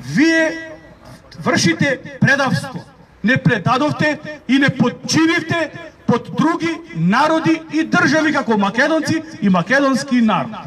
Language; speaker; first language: Macedonian; native; Macedonian